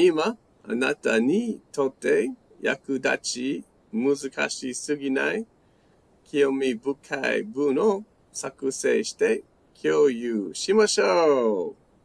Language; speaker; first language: Japanese; non-native, learner; English